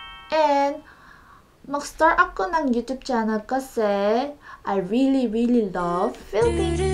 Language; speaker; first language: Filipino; non-native, learner; Korean